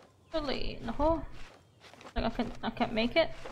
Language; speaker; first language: English; non-native, local second language; Filipino